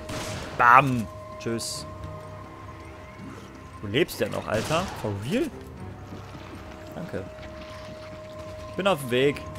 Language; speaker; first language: German; native; German